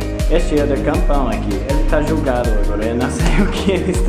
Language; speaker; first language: Portuguese; non-native, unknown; English